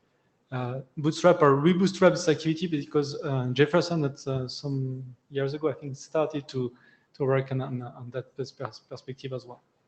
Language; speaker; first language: English; non-native, fluent; French